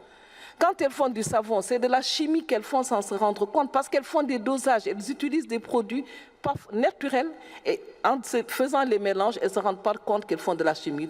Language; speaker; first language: French; non-native, local second language; Wolof